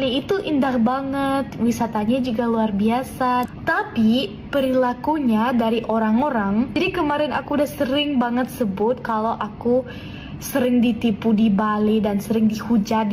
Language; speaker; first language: Indonesian; non-native, fluent; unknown